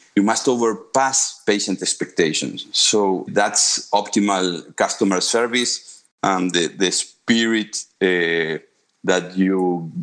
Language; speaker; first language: English; non-native, fluent; Spanish